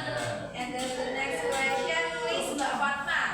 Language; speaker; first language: English; non-native, learner; Indonesian